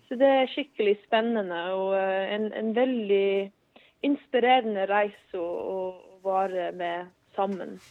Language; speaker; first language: Norwegian; non-native, fluent; English